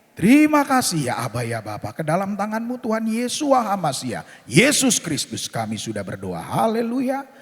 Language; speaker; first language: Indonesian; native; Indonesian